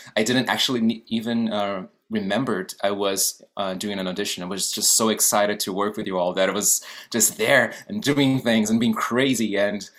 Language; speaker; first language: English; non-native, fluent; Portuguese